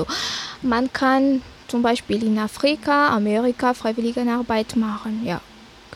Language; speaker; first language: German; non-native, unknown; Malagasy